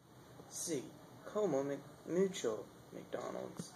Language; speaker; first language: Spanish; non-native, learner; English